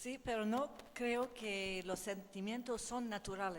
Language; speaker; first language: Spanish; non-native, learner; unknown